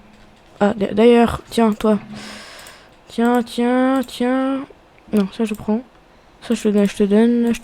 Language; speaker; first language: French; native; French